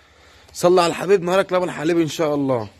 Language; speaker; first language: Arabic; native; Arabic